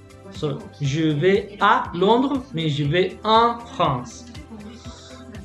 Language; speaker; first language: French; non-native, fluent; Spanish